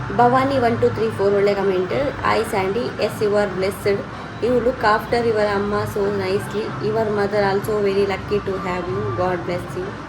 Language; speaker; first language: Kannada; non-native, local second language; Tulu